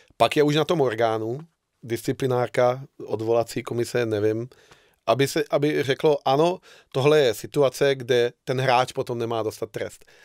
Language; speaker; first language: Czech; non-native, fluent; Hungarian